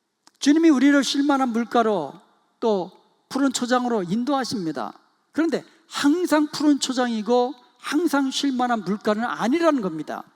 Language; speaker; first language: Korean; native; Korean